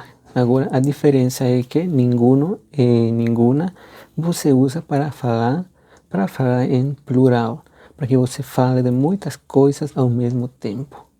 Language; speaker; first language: Portuguese; non-native, fluent; Spanish